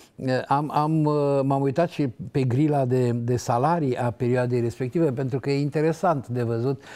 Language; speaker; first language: Romanian; native; Romanian